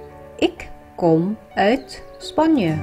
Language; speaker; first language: Dutch; non-native, fluent; Vietnamese